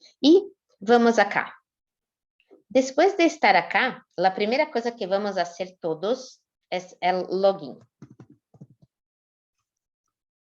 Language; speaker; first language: Spanish; non-native, fluent; Portuguese